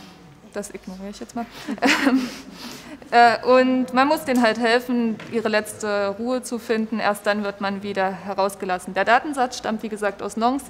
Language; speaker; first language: German; native; German